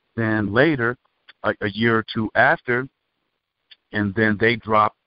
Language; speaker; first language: English; native; English